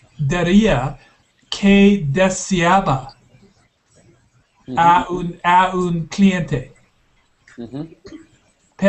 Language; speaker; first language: Spanish; non-native, learner; English